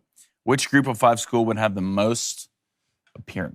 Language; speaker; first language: English; native; English